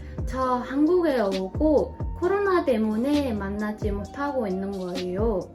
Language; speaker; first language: Korean; non-native, fluent; Mongolian